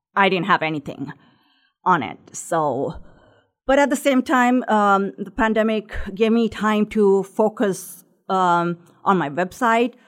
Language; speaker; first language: English; non-native, local second language; Sinhala